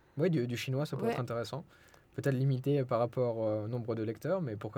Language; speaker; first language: French; non-native, fluent; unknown